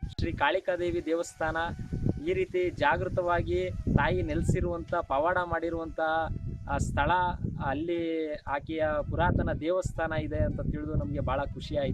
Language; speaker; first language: Kannada; native; Kannada